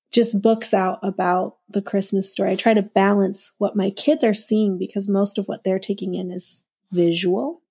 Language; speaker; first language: English; native; English